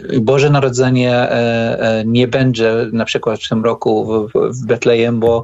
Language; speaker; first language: Polish; non-native, learner; Arabic